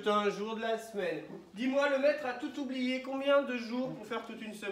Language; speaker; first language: French; native; French